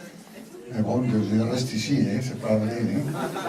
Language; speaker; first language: French; non-native, learner; Spanish